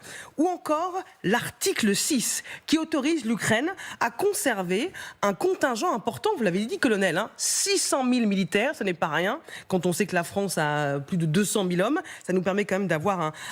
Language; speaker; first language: French; native; French